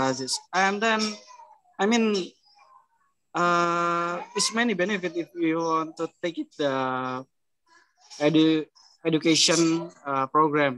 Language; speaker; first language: English; non-native, learner; Indonesian